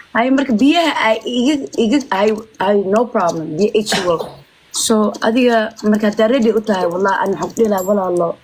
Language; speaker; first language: Somali; early bilingual, heritage; Somali